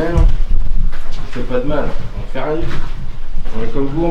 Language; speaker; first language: French; native; French